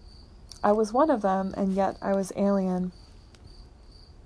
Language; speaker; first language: English; native; English